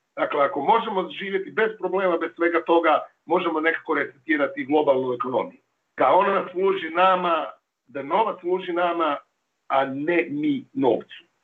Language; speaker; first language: Croatian; native; Croatian